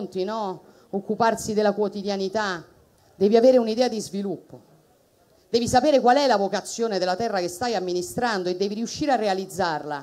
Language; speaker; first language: Italian; native; Italian